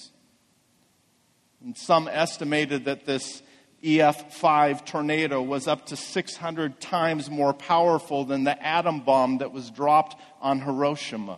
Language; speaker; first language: English; native; English